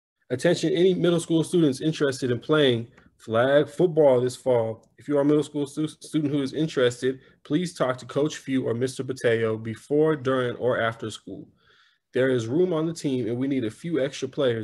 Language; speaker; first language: English; native; English